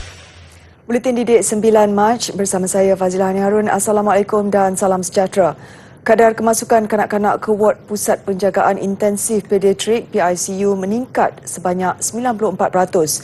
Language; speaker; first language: Malay; native; Malay